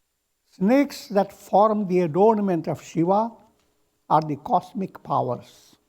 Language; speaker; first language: English; non-native, local second language; Hindi